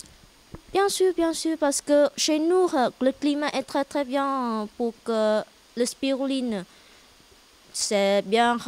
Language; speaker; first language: French; non-native, learner; Vietnamese